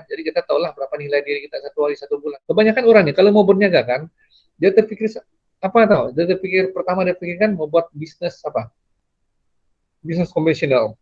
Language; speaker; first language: Indonesian; non-native, local second language; Malay